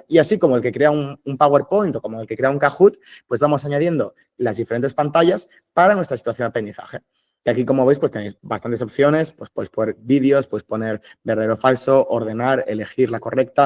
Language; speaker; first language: Spanish; native; Spanish